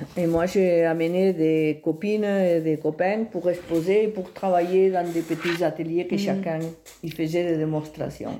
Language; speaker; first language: French; non-native, fluent; Spanish